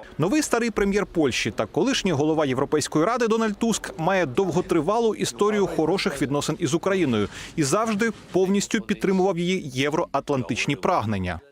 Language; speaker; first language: Ukrainian; native; Ukrainian